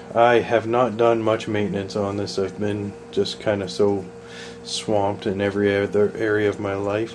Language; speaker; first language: English; native; English